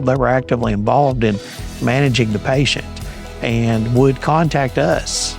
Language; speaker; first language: English; native; English